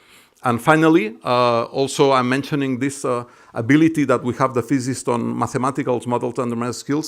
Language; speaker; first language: English; non-native, fluent; Catalan